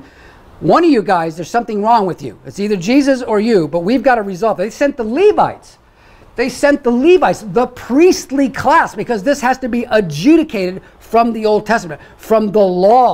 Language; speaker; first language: English; native; English